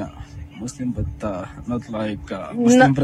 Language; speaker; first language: English; non-native, learner; Arabic